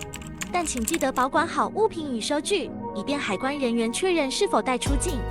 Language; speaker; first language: Chinese; native; Chinese